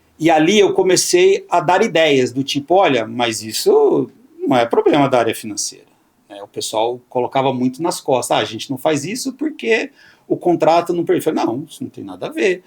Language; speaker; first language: Portuguese; native; Portuguese